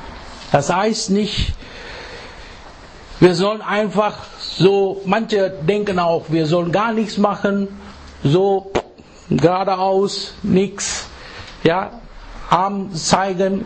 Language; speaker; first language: German; non-native, learner; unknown